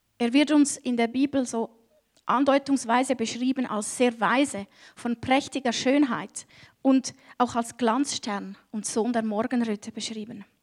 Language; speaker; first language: German; native; German